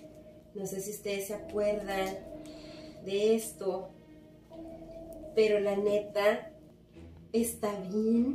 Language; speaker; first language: Spanish; native; Spanish